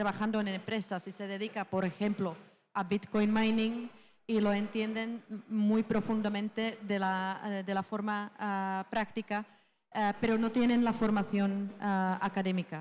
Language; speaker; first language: Spanish; non-native, fluent; Czech